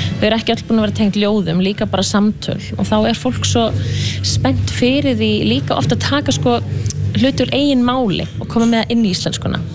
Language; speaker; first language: Icelandic; native; Icelandic